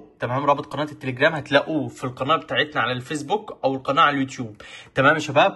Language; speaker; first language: Arabic; native; Arabic